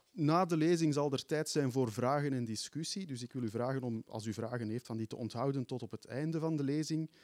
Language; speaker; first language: Dutch; native; Dutch